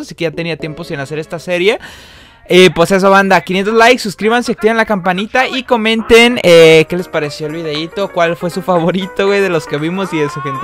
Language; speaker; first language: Spanish; native; Spanish